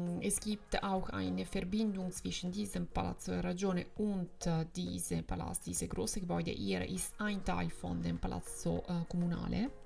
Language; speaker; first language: German; non-native, fluent; Italian